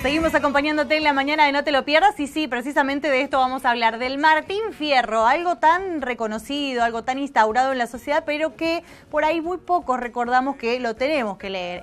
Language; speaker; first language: Spanish; native; Spanish